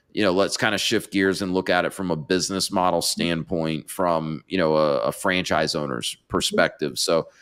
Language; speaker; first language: English; native; English